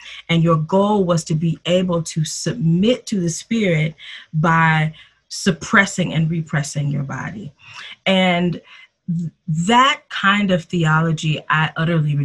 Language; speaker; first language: English; native; English